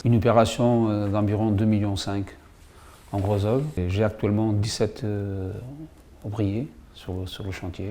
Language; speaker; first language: French; native; French